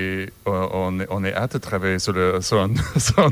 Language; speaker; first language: French; non-native, learner; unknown